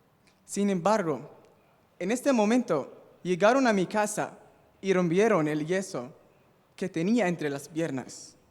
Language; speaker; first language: Spanish; non-native, fluent; Arabic